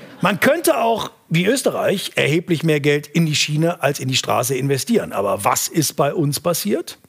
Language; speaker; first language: German; native; German